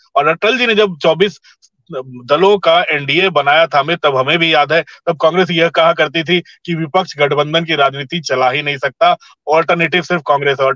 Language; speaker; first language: Hindi; native; Hindi